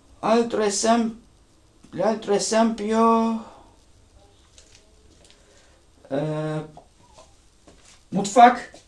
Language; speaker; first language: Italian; non-native, learner; Turkish